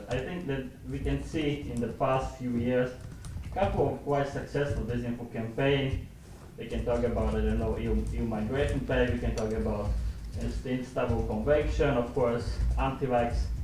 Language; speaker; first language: English; non-native, fluent; Slovak